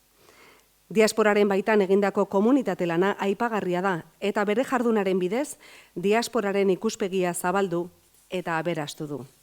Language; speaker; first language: Basque; native; Basque